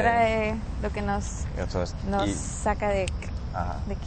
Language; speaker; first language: Spanish; native; Spanish